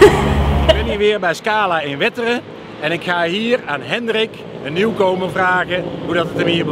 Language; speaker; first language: Dutch; native; Dutch